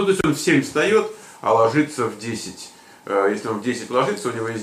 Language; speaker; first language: Russian; native; Russian